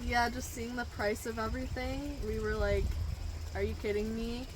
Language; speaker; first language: English; native; English